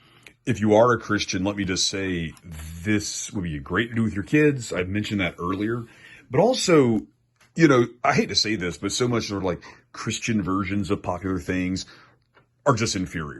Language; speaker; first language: English; native; English